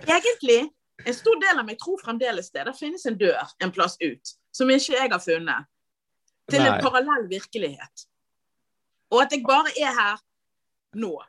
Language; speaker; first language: Norwegian; native; Norwegian